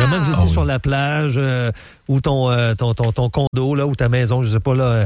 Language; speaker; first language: French; native; French